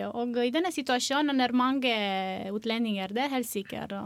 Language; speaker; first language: Norwegian; non-native, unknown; Romanian